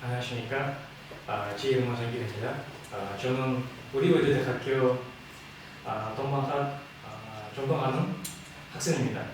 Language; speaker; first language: Korean; non-native, learner; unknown